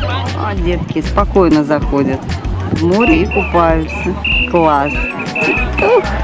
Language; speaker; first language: Russian; native; Russian